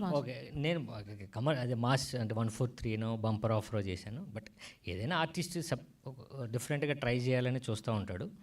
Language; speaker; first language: Telugu; native; Telugu